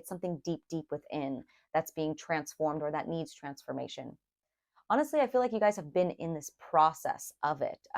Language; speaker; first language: English; native; English